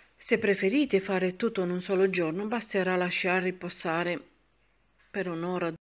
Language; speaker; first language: Italian; non-native, fluent; Romanian